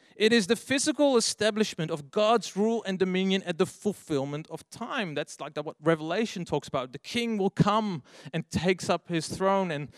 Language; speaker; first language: English; non-native, fluent; Dutch